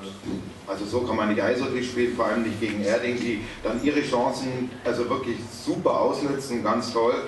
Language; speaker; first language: German; native; German